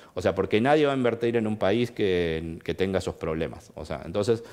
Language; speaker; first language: Spanish; native; Spanish